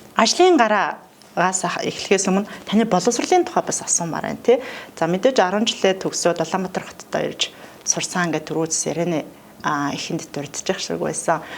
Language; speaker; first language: Mongolian; native; Mongolian